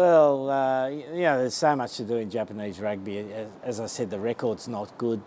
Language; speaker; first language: English; native; English